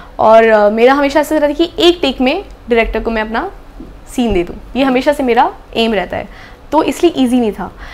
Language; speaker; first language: Hindi; native; Hindi